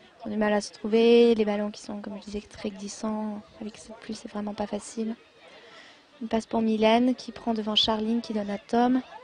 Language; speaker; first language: French; native; French